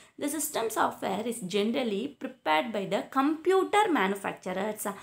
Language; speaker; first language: English; non-native, local second language; Tamil